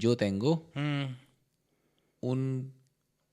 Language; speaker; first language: Spanish; non-native, learner; Hindi